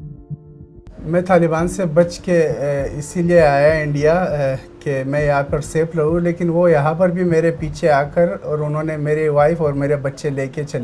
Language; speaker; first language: Hindi; non-native, fluent; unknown